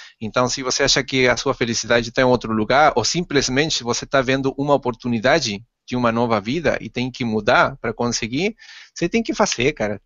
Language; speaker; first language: Portuguese; non-native, fluent; Spanish